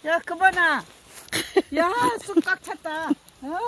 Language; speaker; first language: Korean; native; Korean